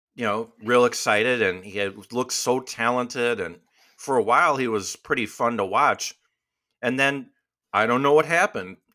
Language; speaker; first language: English; native; English